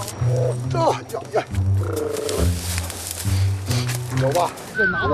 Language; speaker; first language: Chinese; native; Chinese